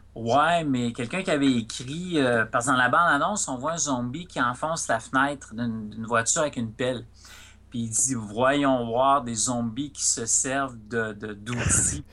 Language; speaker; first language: French; native; French